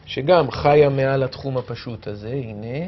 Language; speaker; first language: Hebrew; native; Hebrew